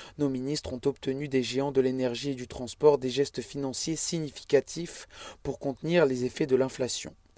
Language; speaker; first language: French; native; French